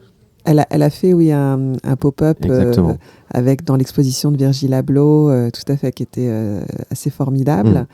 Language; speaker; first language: French; native; French